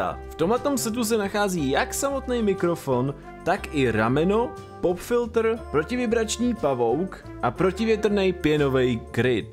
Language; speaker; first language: Czech; native; Czech